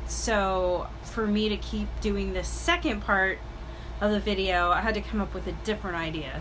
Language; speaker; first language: English; native; English